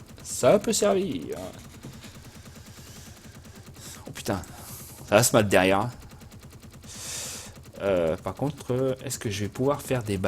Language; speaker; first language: French; native; French